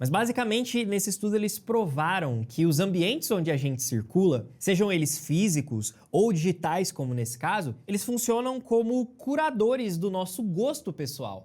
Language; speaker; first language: Portuguese; native; Portuguese